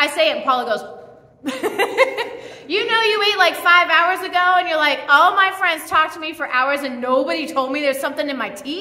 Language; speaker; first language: English; native; English